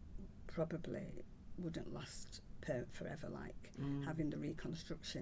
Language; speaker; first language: English; native; English